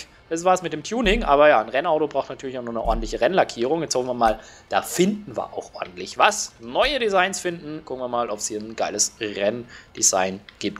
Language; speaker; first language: German; native; German